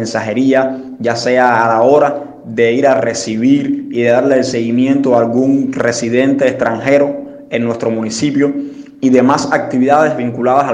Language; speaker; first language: Spanish; native; Spanish